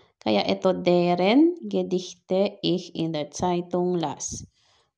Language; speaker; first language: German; non-native, fluent; Filipino